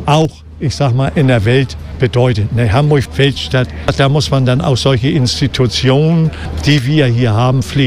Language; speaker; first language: German; native; German